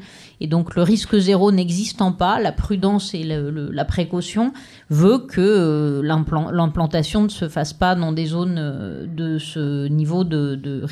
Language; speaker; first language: French; native; French